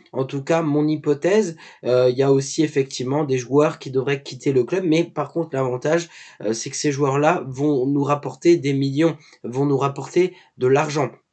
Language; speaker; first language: French; native; French